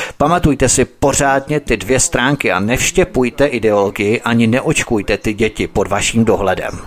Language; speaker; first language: Czech; native; Czech